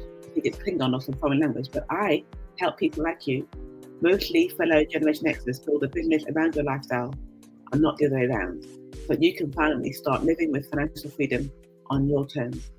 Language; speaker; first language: English; native; English